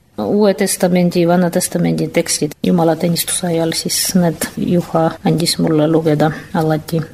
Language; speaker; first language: Estonian; non-native, fluent; Russian